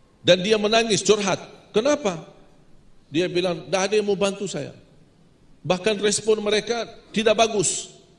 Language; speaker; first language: Malay; non-native, fluent; Arabic